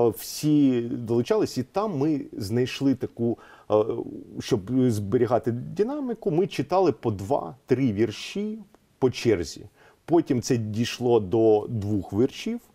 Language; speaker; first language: Ukrainian; non-native, local second language; Russian